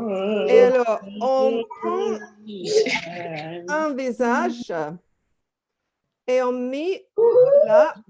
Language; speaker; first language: French; non-native, fluent; English